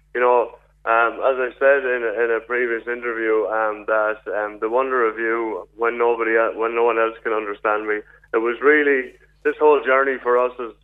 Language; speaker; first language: English; native; English